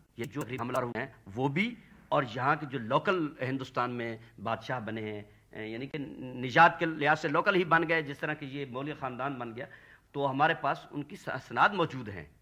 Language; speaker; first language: Urdu; non-native, local second language; Saraiki